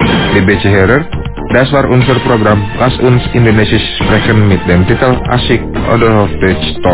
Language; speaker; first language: German; non-native, fluent; Indonesian